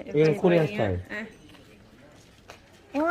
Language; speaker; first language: Korean; non-native, fluent; Thai